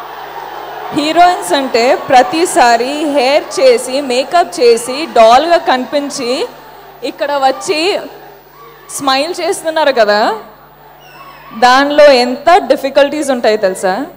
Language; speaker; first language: Telugu; non-native, fluent; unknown